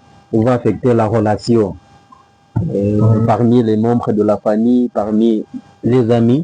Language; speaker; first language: French; non-native, learner; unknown